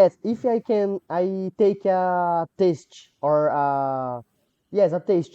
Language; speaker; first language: English; non-native, learner; Portuguese